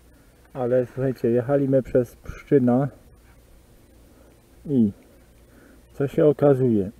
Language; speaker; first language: Polish; native; Polish